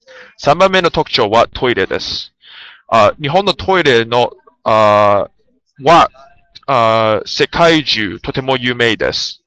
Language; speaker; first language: Japanese; non-native, learner; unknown